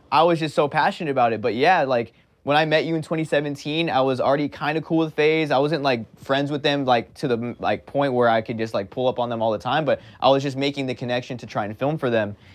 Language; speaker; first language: English; native; English